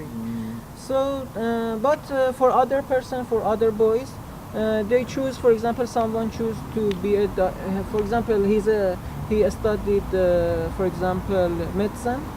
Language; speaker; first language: English; non-native, learner; Persian